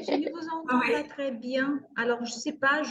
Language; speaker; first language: French; non-native, fluent; Portuguese